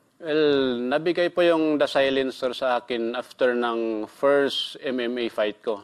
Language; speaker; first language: Filipino; non-native, local second language; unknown